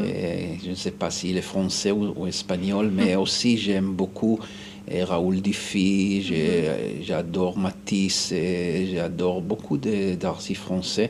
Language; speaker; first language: French; non-native, fluent; Hebrew